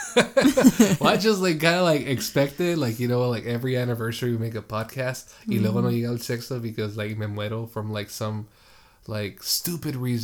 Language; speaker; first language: English; early bilingual, other home language; Spanish